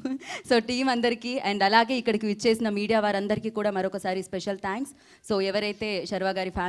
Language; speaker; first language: Telugu; native; Telugu